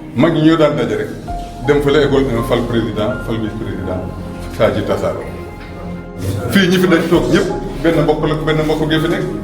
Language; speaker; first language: Wolof; non-native, local second language; Mandingo